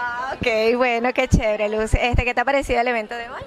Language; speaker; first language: Spanish; native; Spanish